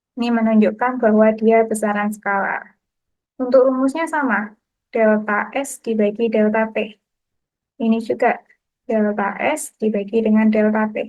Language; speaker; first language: Indonesian; native; Indonesian